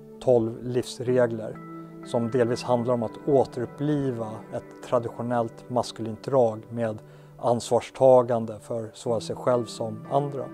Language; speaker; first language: Swedish; native; Swedish